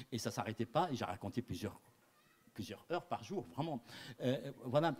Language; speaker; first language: French; non-native, local second language; Arabic